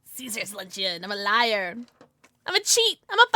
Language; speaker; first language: English; native; English